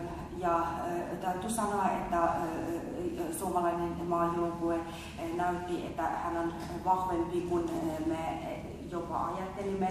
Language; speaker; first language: Finnish; non-native, fluent; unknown